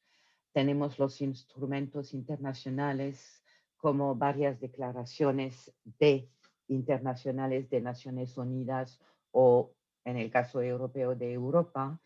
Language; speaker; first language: Spanish; non-native, fluent; French